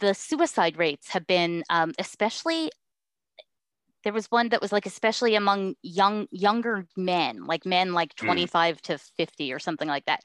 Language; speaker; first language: English; native; English